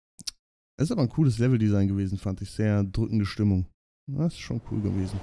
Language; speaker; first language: German; native; German